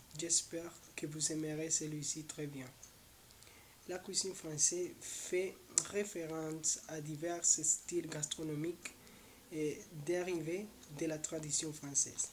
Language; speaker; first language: French; non-native, learner; Spanish